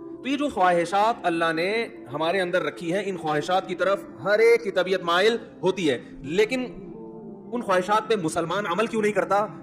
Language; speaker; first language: Urdu; native; Urdu